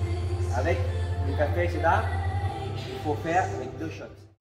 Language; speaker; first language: French; early bilingual, other home language; Vietnamese